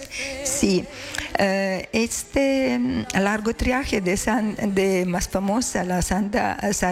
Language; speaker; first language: Spanish; non-native, learner; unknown